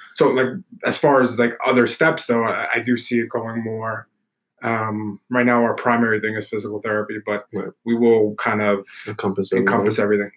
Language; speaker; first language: English; native; English